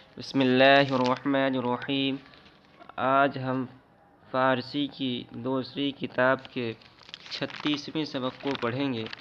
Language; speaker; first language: Urdu; native; Urdu